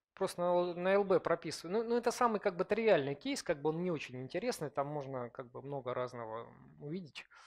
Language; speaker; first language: Russian; native; Russian